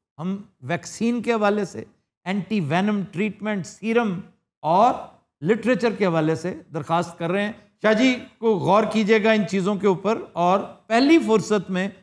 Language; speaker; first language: Urdu; non-native, local second language; Punjabi